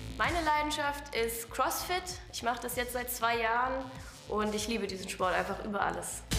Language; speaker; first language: German; native; German